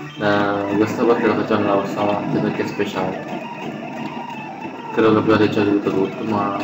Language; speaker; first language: Italian; native; Italian